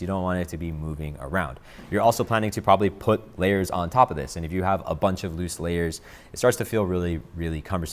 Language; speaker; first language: English; native; English